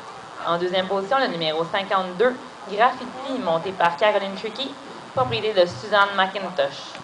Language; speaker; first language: French; native; French